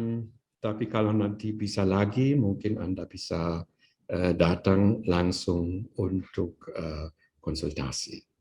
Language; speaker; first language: Indonesian; non-native, fluent; German